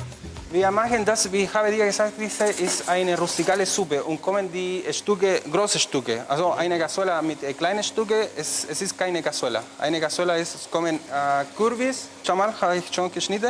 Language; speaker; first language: German; non-native, learner; Spanish